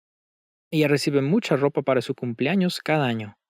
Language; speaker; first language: Spanish; native; Spanish